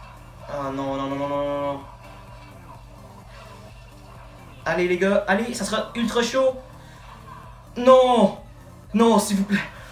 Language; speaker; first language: French; native; French